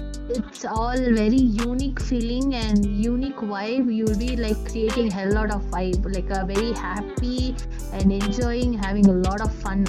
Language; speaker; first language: English; non-native, local second language; Kannada